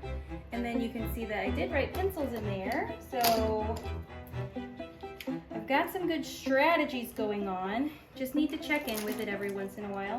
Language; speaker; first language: English; native; English